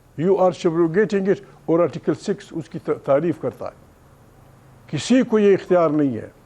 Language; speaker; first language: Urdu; non-native, local second language; Pashto